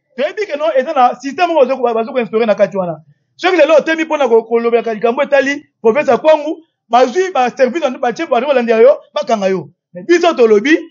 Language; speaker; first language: Lingala; non-native, local second language; Kituba (Democratic Republic of Congo)